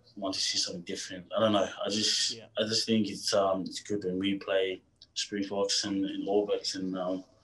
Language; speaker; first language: English; non-native, fluent; Tongan